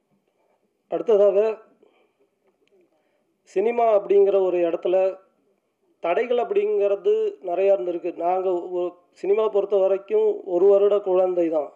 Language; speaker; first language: Tamil; native; Tamil